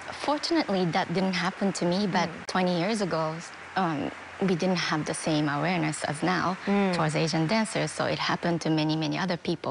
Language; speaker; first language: English; non-native, fluent; Japanese